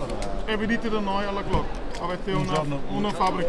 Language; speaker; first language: Italian; non-native, learner; German